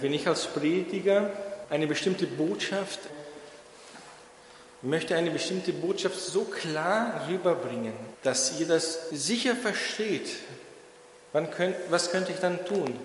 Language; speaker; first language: German; non-native, fluent; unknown